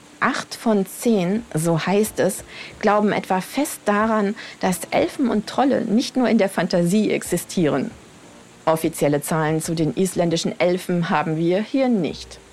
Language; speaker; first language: German; native; German